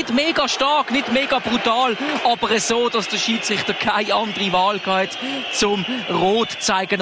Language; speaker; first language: German; native; German